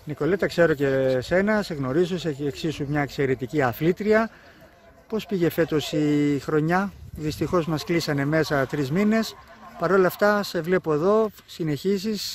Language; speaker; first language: Greek; native; Greek